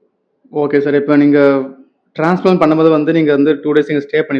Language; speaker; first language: Tamil; native; Tamil